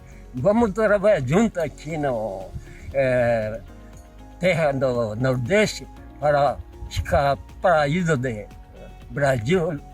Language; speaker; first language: Portuguese; non-native, learner; Japanese